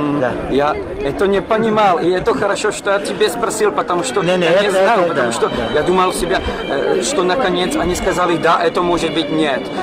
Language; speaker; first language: Russian; non-native, learner; Czech